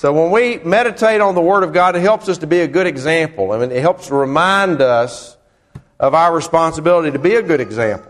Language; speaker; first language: English; native; English